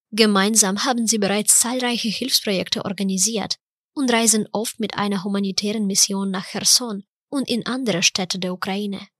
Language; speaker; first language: German; non-native, fluent; Ukrainian